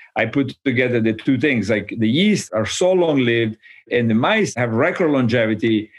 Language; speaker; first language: English; non-native, fluent; Italian